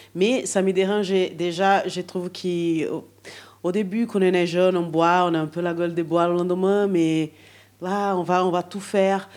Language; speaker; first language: French; non-native, fluent; Portuguese